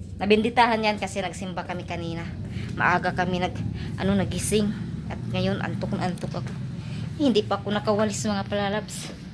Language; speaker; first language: Filipino; non-native, local second language; Cebuano